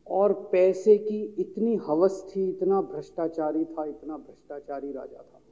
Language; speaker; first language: Hindi; native; Hindi